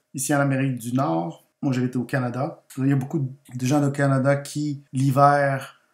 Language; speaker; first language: French; non-native, fluent; Spanish